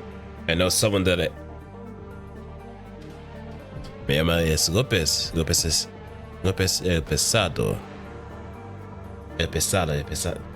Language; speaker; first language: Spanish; non-native, learner; English